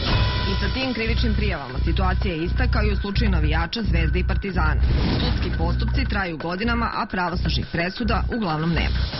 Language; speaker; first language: Serbian; native; Serbian